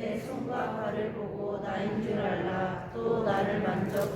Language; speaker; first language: Korean; native; Korean